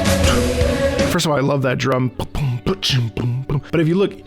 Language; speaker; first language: English; native; English